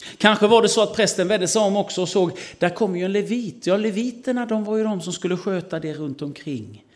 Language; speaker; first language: Swedish; native; Swedish